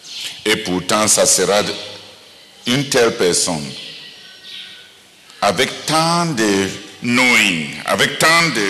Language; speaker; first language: French; non-native, local second language; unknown